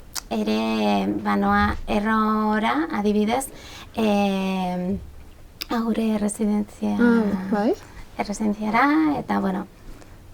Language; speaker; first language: Basque; non-native, local second language; Spanish